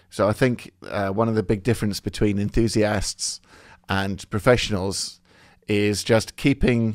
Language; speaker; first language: English; native; English